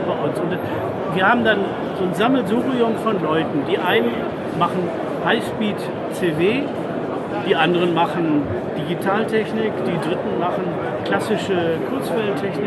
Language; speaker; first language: German; native; German